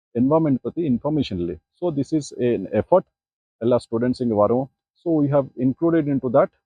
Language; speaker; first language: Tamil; non-native, learner; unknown